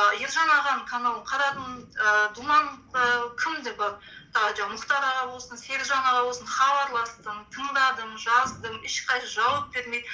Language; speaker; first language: Kazakh; native; Kazakh